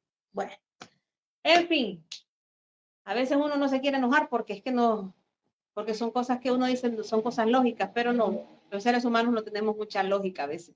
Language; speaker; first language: Spanish; native; Spanish